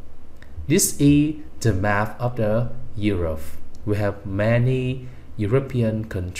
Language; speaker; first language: English; non-native, fluent; Vietnamese